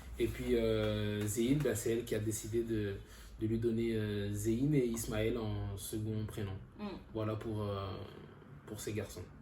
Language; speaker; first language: French; early bilingual, other home language; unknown